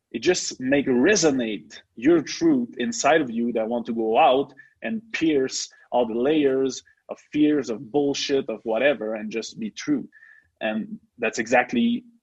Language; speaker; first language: English; non-native, fluent; French